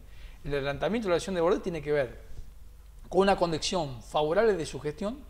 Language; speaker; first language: Spanish; native; Spanish